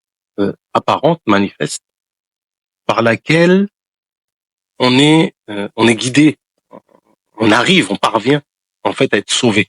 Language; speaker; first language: French; non-native, local second language; Wolof